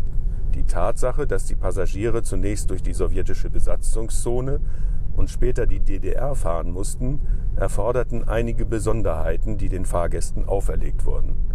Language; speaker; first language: German; native; German